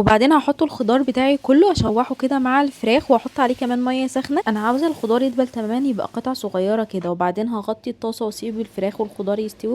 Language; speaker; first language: Arabic; native; Arabic